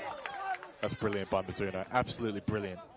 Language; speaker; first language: English; native; English